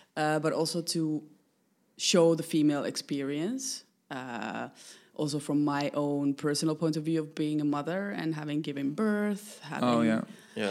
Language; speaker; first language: English; non-native, fluent; Finnish